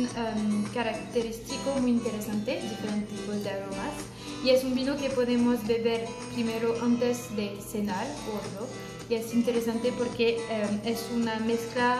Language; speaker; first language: Spanish; non-native, fluent; French